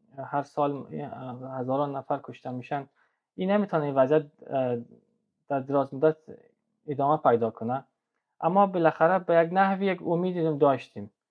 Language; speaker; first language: Persian; native; Persian